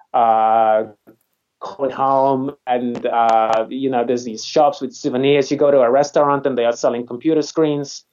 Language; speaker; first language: English; non-native, fluent; Polish